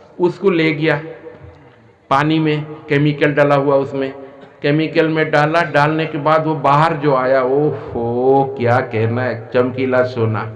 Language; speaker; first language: Urdu; non-native, local second language; Assamese